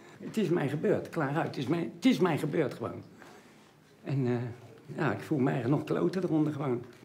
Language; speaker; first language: Dutch; native; Dutch